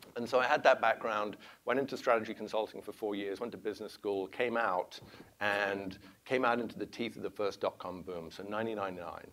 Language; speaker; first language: English; native; English